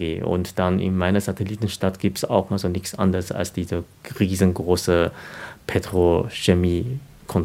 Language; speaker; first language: German; non-native, fluent; Chinese